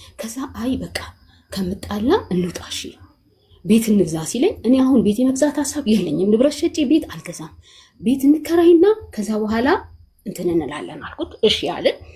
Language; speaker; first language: Amharic; native; Amharic